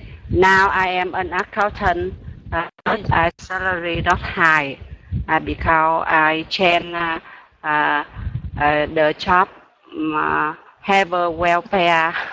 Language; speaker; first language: English; non-native, learner; Vietnamese